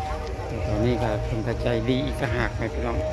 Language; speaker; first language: Thai; non-native, local second language; Lao